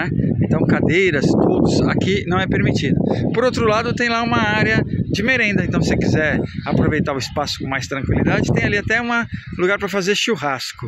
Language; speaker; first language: Portuguese; native; Portuguese